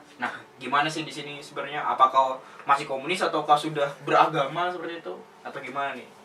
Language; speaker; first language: Indonesian; native; Indonesian